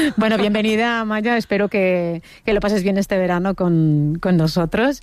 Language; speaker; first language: Spanish; native; Spanish